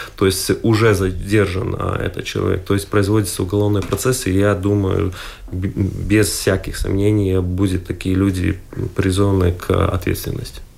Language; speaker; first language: Russian; non-native, local second language; Latvian